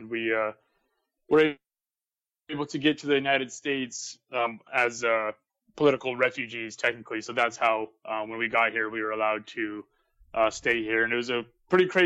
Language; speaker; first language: English; early bilingual, other home language; Russian